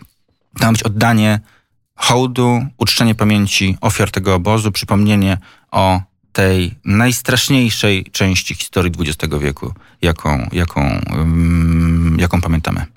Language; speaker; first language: Polish; native; Polish